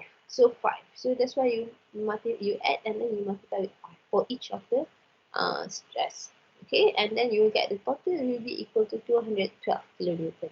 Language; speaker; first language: English; non-native, local second language; Malay